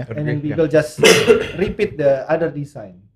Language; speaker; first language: English; non-native, learner; Indonesian